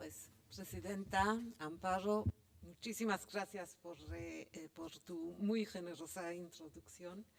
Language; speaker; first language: Spanish; non-native, fluent; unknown